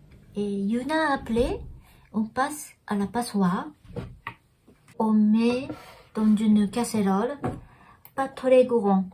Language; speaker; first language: French; non-native, learner; Japanese